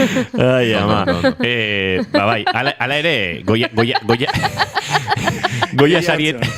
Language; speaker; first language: Basque; native; Basque